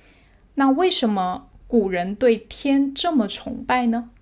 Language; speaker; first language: Chinese; native; Chinese